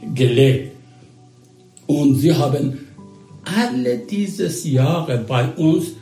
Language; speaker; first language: German; non-native, learner; Persian